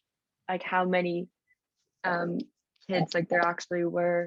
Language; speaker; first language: English; native; English